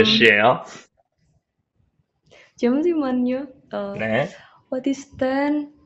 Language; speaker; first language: Korean; non-native, learner; Indonesian